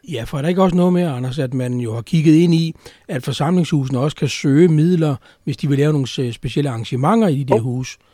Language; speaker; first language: Danish; native; Danish